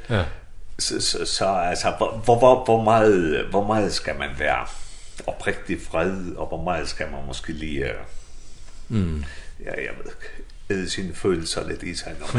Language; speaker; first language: Danish; non-native, local second language; Faroese